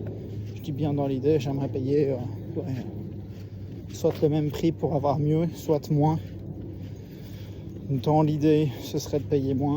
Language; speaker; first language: French; native; French